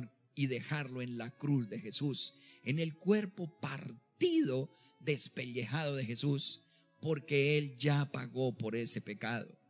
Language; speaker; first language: Spanish; native; Spanish